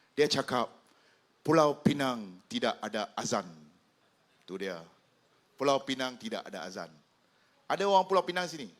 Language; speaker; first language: Malay; non-native, local second language; Chinese